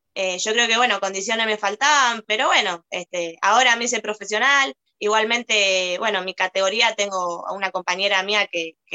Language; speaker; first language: Spanish; native; Spanish